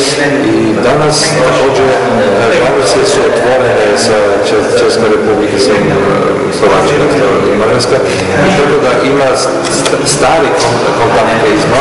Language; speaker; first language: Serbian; non-native, learner; German